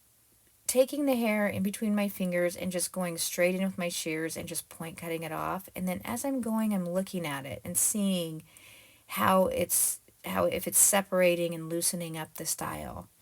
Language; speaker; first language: English; native; English